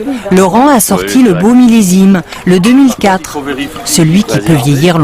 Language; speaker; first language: French; native; French